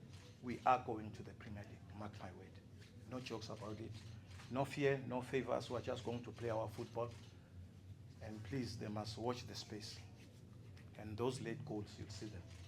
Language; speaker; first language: English; non-native, local second language; Zulu